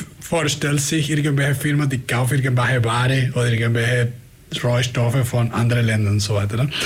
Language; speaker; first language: German; non-native, fluent; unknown